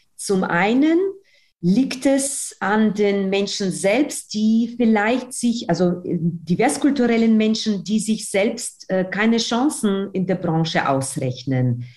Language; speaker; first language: German; non-native, fluent; Russian